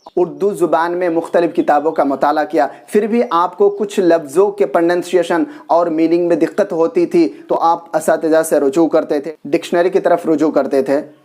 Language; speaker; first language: Urdu; native; Urdu